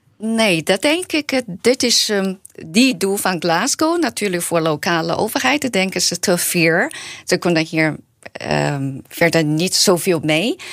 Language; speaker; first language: Dutch; non-native, learner; Chinese